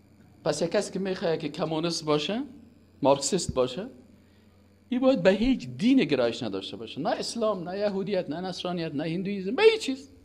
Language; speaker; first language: Persian; native; Persian